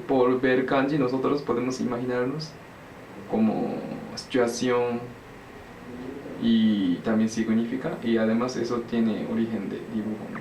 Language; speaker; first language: Spanish; non-native, learner; Japanese